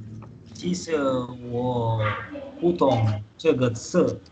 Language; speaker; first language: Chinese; non-native, learner; Indonesian